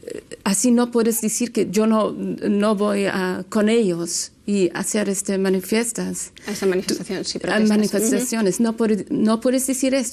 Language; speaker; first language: Spanish; non-native, learner; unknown